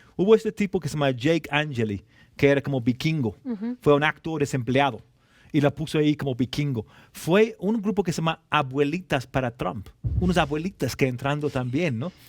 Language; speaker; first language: Spanish; non-native, fluent; English